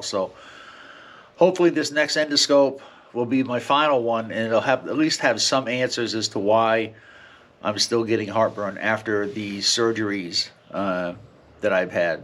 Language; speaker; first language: English; native; English